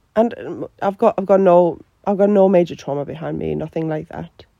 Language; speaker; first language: English; non-native, fluent; Finnish